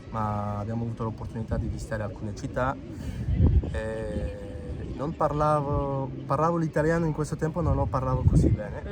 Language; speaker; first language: Italian; non-native, fluent; Spanish